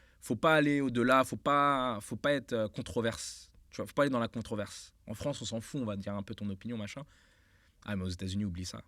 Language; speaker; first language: French; native; French